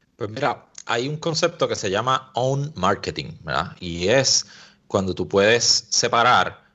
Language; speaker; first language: Spanish; native; Spanish